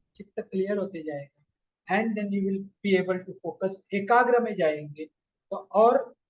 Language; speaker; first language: Hindi; non-native, local second language; Marathi